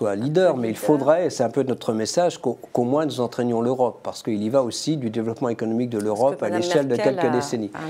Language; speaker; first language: French; native; French